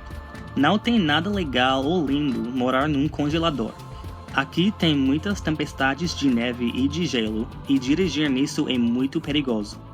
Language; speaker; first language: Portuguese; non-native, fluent; English